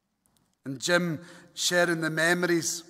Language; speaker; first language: English; native; English